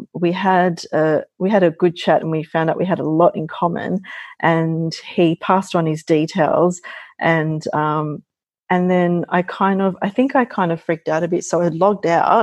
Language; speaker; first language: English; native; English